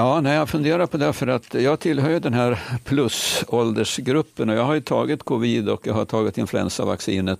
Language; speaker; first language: Swedish; native; Swedish